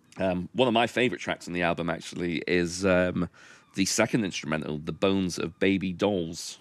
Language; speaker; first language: English; native; English